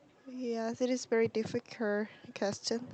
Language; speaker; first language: English; non-native, learner; Korean